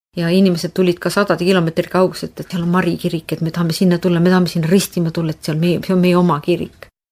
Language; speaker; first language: Estonian; native; Estonian